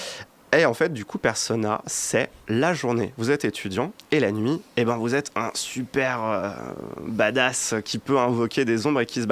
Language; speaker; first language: French; native; French